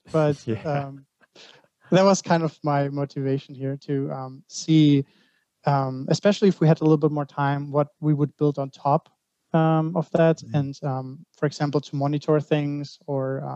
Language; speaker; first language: English; non-native, fluent; Greek